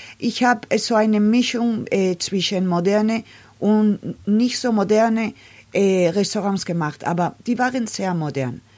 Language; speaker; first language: German; non-native, learner; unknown